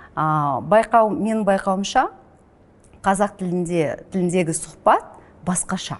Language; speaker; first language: Kazakh; non-native, local second language; Russian